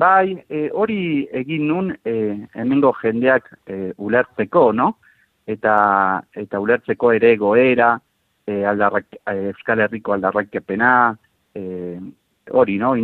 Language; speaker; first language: Basque; non-native, fluent; Spanish